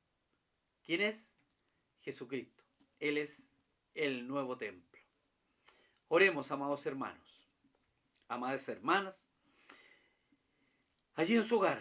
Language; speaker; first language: Spanish; native; Spanish